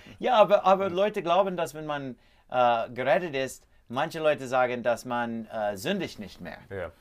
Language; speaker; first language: German; non-native, learner; English